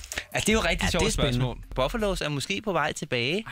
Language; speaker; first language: Danish; native; Danish